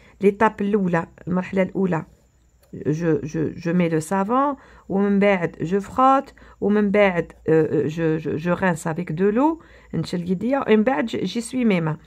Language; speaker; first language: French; non-native, local second language; Arabic